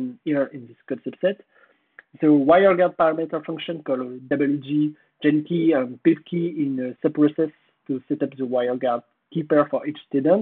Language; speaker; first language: English; non-native, fluent; French